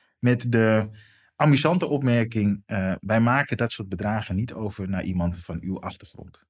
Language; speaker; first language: Dutch; native; Dutch